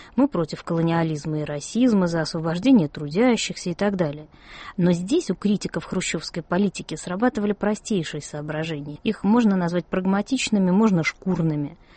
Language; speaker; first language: Russian; native; Russian